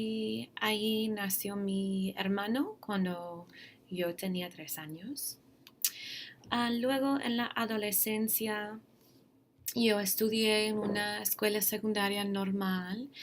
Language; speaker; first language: Spanish; non-native, fluent; English